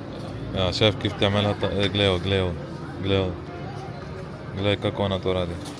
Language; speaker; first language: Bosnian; early bilingual, heritage; Bosnian